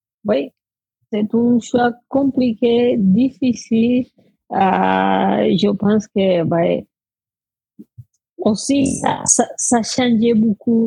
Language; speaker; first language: French; non-native, fluent; Spanish